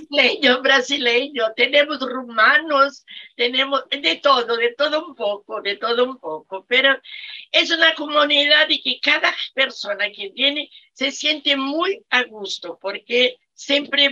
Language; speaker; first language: Spanish; non-native, fluent; Portuguese